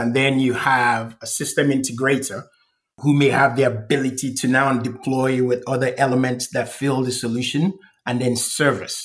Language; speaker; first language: English; non-native, local second language; Igbo